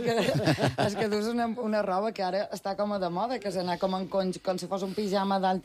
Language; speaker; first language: Catalan; native; Catalan